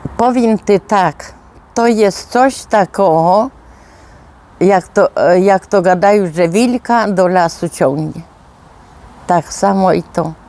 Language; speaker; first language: Polish; non-native, local second language; Rusyn